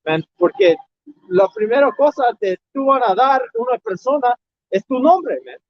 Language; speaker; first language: Spanish; non-native, learner; English